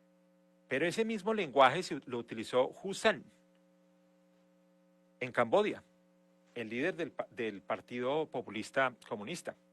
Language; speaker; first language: Spanish; native; Spanish